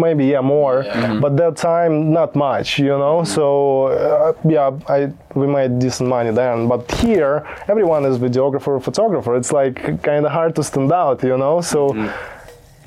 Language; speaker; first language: English; non-native, fluent; Russian